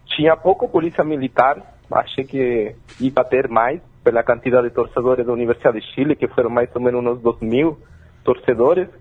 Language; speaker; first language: Portuguese; non-native, fluent; Spanish